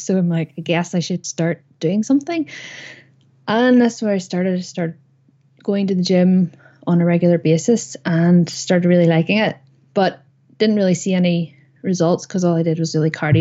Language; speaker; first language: English; native; English